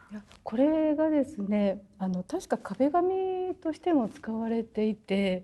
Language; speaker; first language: Japanese; native; Japanese